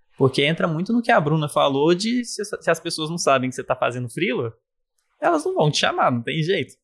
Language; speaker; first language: Portuguese; native; Portuguese